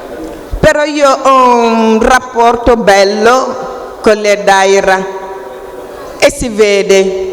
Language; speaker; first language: Italian; non-native, fluent; Wolof